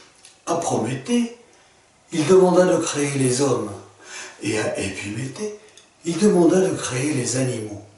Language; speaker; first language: French; native; French